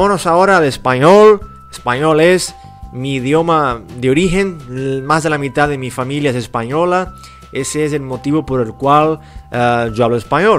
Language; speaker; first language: Spanish; early bilingual, heritage; Spanish